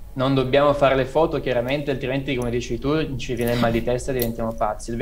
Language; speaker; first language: Italian; native; Italian